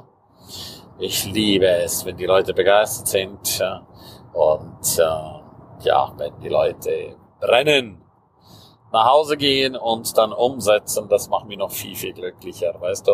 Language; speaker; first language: German; native; German